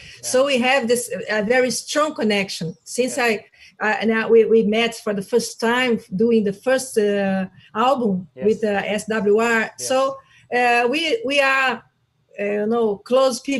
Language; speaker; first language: English; non-native, learner; Portuguese